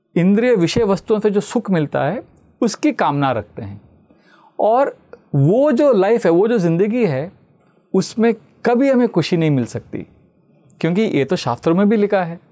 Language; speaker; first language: Hindi; non-native, local second language; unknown